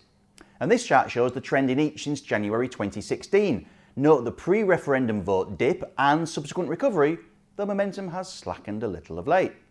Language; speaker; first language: English; native; English